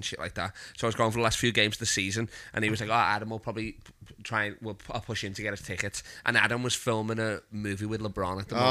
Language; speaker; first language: English; native; English